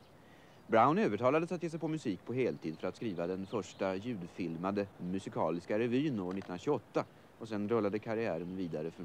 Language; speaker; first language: Swedish; native; Swedish